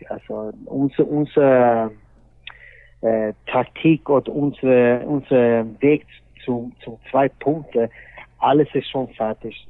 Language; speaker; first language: German; non-native, fluent; Swedish